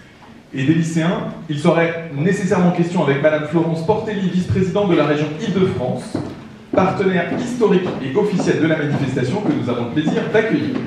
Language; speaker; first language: French; native; French